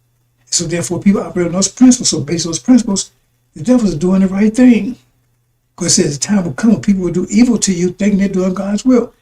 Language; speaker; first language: English; native; English